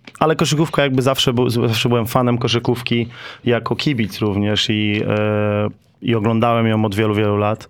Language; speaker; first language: Polish; native; Polish